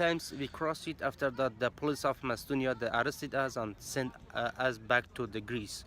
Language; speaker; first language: English; non-native, learner; Persian